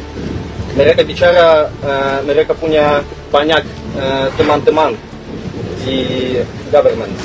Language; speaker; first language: Indonesian; non-native, learner; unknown